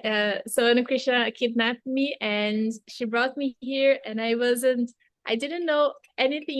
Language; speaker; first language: English; non-native, fluent; Portuguese